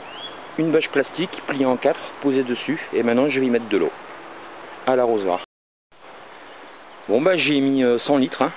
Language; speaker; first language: French; native; French